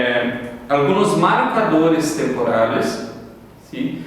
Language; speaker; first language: Spanish; non-native, fluent; Portuguese